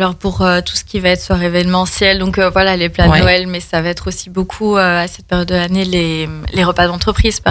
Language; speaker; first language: French; native; French